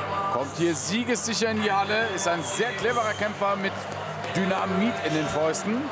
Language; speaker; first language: German; native; German